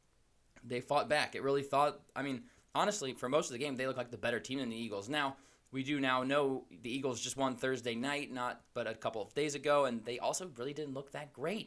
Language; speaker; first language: English; native; English